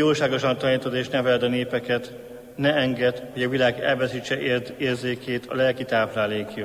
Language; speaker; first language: Hungarian; native; Hungarian